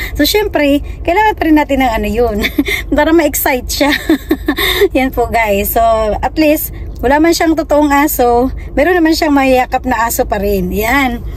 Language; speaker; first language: Filipino; non-native, local second language; Cebuano